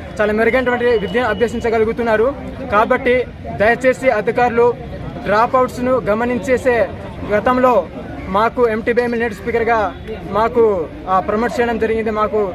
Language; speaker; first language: Telugu; non-native, local second language; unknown